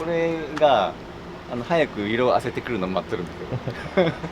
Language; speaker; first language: Japanese; native; Japanese